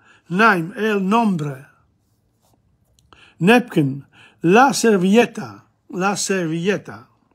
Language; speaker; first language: Spanish; non-native, learner; Italian